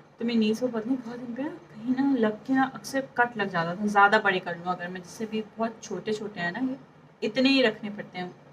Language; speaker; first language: Urdu; native; Urdu